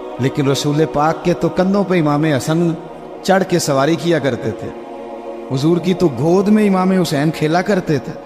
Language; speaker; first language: Urdu; non-native, local second language; Punjabi